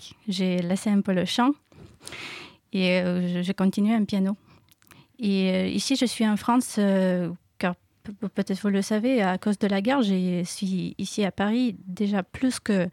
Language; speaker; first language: French; non-native, learner; Ukrainian